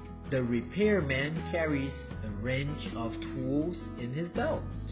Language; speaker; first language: English; non-native, fluent; Chinese